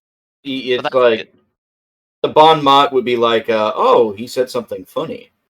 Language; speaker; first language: English; native; English